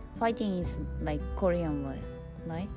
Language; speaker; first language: English; non-native, learner; Japanese